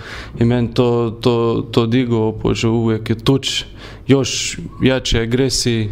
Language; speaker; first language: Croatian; non-native, learner; Lithuanian